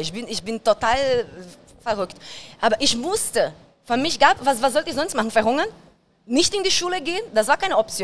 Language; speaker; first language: German; non-native, fluent; Portuguese